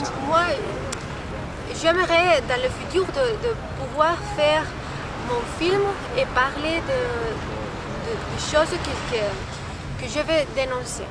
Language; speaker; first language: French; non-native, learner; Spanish